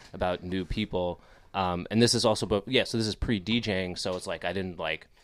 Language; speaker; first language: English; native; English